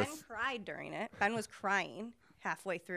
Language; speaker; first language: English; native; English